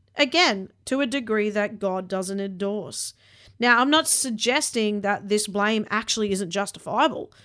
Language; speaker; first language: English; early bilingual, other home language; Hindi